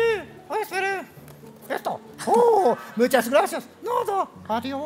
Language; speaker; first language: Spanish; non-native, learner; Japanese